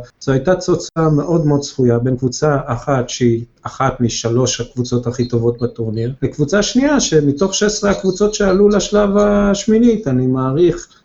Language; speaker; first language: Hebrew; native; Hebrew